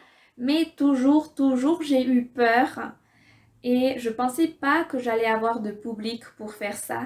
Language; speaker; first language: French; non-native, fluent; Spanish